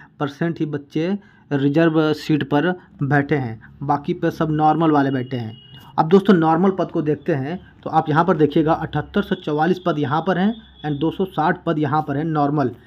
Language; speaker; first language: Hindi; native; Hindi